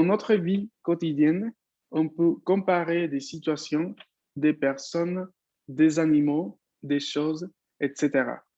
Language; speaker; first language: French; non-native, fluent; Spanish